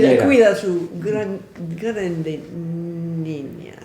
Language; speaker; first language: Spanish; non-native, fluent; English